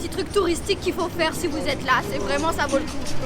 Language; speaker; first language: French; native; French